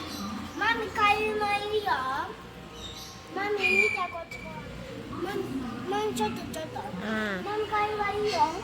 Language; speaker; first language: Japanese; early bilingual, other home language; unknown